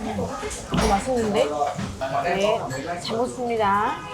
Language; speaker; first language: Korean; non-native, learner; Vietnamese